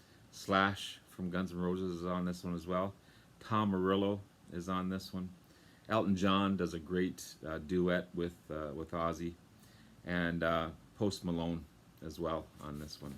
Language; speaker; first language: English; native; English